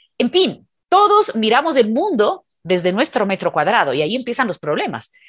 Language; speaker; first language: Spanish; non-native, fluent; Italian